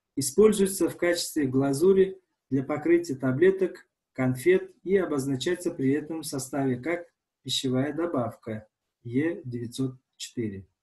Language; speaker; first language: Russian; non-native, local second language; Uzbek